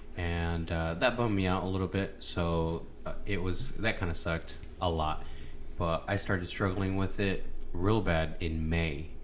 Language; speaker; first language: English; early bilingual, other home language; Spanish